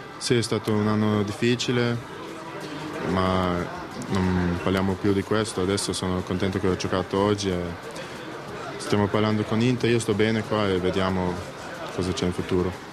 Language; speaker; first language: Italian; non-native, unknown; German